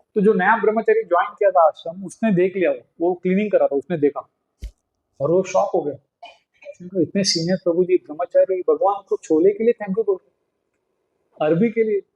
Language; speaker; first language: Hindi; non-native, local second language; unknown